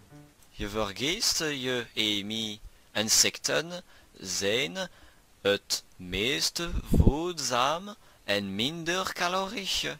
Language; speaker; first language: Dutch; non-native, learner; French